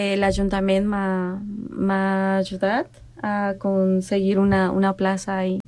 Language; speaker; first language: Catalan; non-native, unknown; Spanish